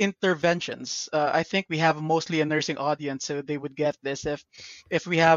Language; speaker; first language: English; non-native, local second language; Filipino